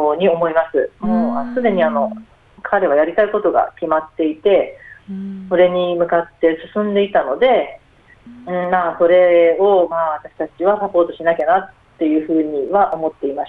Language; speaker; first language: Japanese; native; Japanese